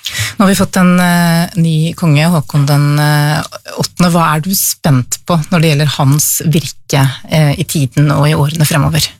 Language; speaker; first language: Norwegian; native; Norwegian